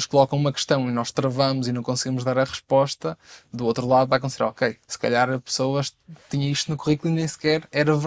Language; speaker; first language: Portuguese; native; Portuguese